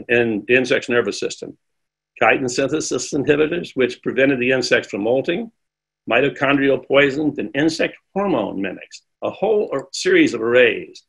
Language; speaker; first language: English; native; English